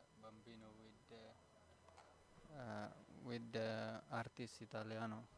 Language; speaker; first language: English; non-native, learner; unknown